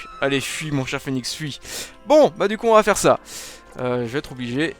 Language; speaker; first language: French; native; French